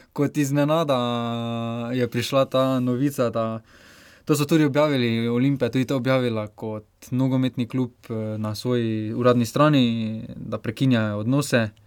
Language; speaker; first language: Slovenian; native; Slovenian